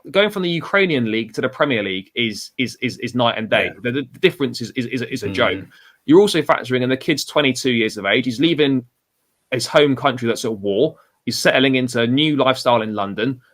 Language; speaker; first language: English; native; English